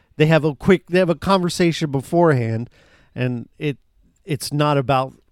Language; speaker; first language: English; native; English